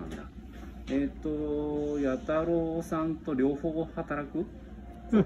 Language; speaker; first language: Japanese; native; Japanese